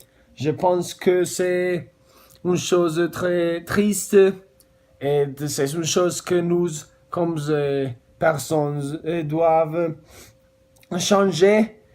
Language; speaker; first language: French; non-native, learner; Spanish